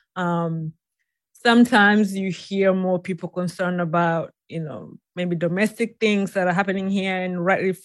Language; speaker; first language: English; non-native, local second language; Swahili